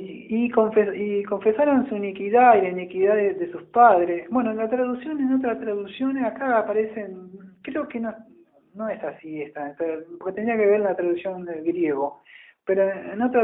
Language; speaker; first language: Spanish; native; Spanish